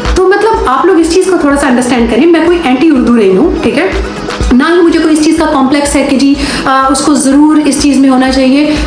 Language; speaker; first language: Urdu; native; Urdu